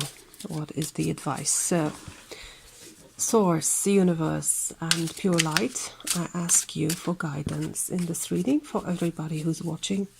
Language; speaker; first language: English; non-native, fluent; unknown